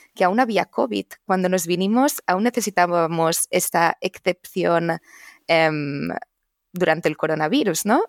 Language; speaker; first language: Spanish; non-native, local second language; Catalan